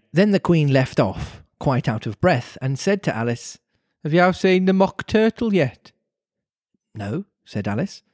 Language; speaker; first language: English; native; English